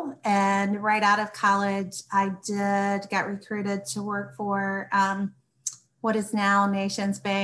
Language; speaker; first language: English; native; English